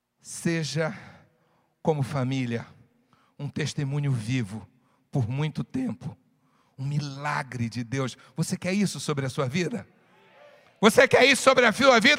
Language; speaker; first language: Portuguese; native; Portuguese